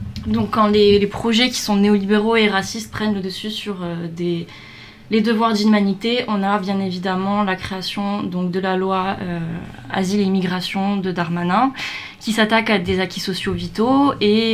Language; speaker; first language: French; native; French